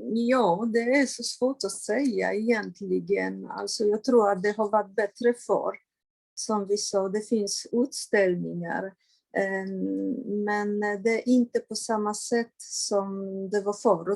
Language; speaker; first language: Swedish; non-native, fluent; Polish